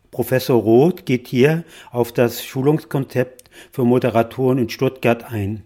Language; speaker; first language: German; native; German